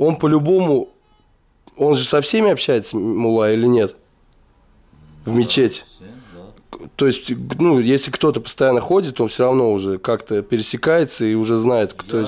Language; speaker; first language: Russian; native; Russian